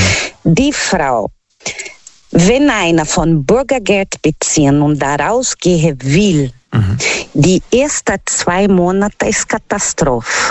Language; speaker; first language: German; non-native, learner; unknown